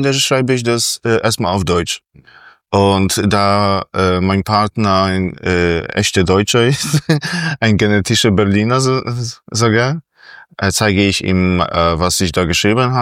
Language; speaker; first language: German; non-native, fluent; Polish